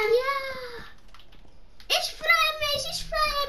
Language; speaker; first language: German; non-native, learner; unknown